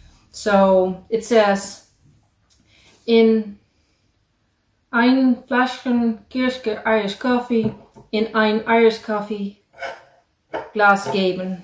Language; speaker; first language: German; non-native, learner; Dutch